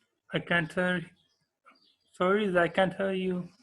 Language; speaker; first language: English; non-native, learner; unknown